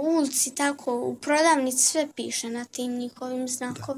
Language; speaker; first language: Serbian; early bilingual, heritage; Serbian